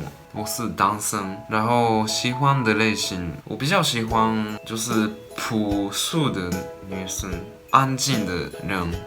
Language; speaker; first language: Chinese; non-native, fluent; Japanese